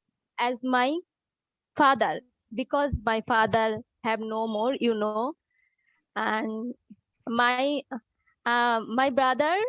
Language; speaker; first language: English; non-native, learner; Bangla